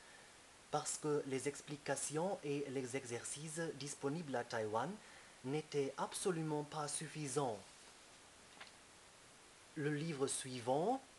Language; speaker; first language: French; non-native, fluent; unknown